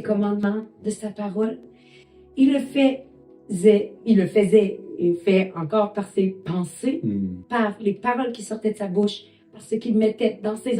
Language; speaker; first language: French; native; French